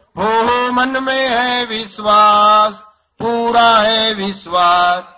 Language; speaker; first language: Hindi; non-native, local second language; Marathi